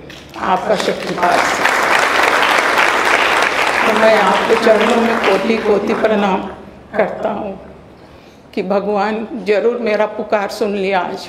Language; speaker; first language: Hindi; early bilingual, heritage; Caribbean Hindustani